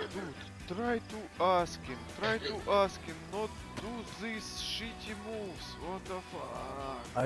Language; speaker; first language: English; non-native, learner; Russian